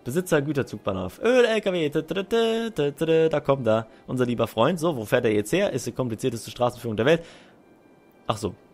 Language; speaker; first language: German; native; German